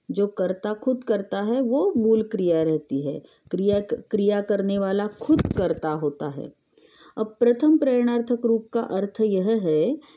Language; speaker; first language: Hindi; non-native, local second language; Marathi